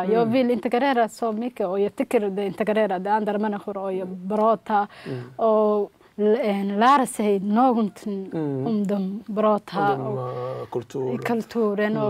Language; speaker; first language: Swedish; non-native, learner; Somali